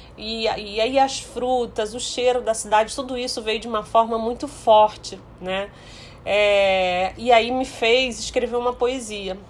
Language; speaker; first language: Portuguese; early bilingual, heritage; Portuguese